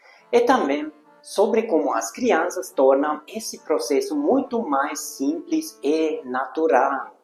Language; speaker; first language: Portuguese; non-native, fluent; Hungarian